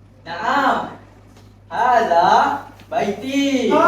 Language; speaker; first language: Arabic; non-native, learner; Malay